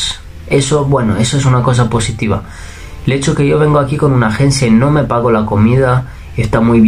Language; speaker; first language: Spanish; non-native, fluent; Italian